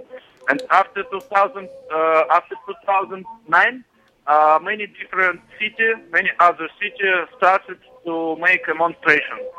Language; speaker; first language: English; non-native, learner; Russian